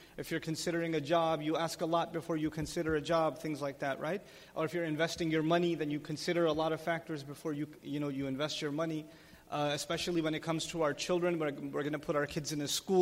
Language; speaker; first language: English; native; English